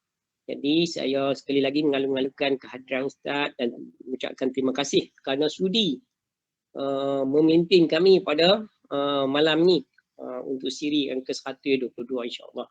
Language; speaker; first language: Malay; native; Malay